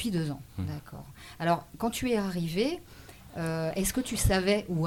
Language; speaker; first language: French; native; French